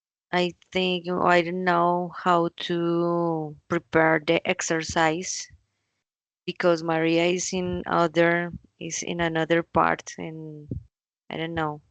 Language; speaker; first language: English; non-native, learner; Spanish